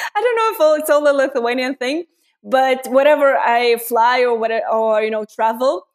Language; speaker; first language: English; non-native, fluent; Lithuanian